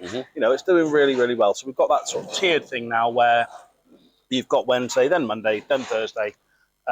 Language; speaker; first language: English; native; English